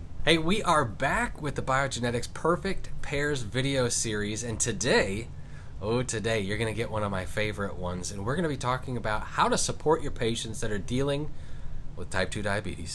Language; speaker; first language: English; native; English